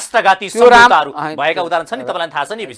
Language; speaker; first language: Nepali; native; Nepali